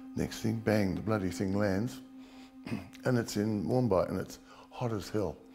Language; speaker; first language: English; native; English